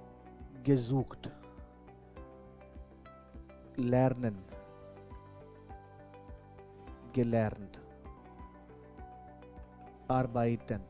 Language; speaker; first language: German; non-native, fluent; Hindi